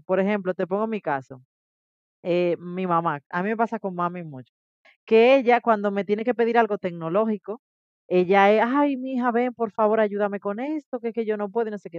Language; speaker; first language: Spanish; native; Spanish